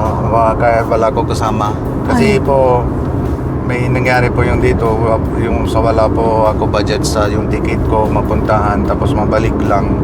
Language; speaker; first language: Filipino; non-native, learner; Punjabi